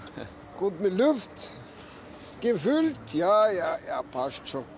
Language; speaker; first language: German; non-native, fluent; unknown